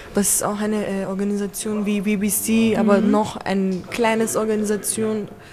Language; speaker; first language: German; early bilingual, other home language; Turkish